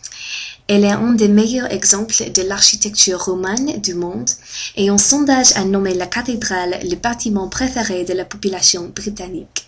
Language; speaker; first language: French; non-native, fluent; English